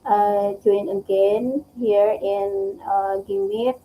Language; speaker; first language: English; non-native, learner; Indonesian